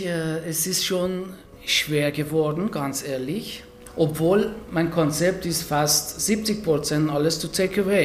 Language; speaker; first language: German; non-native, fluent; Persian